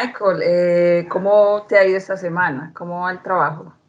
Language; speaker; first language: Spanish; native; Spanish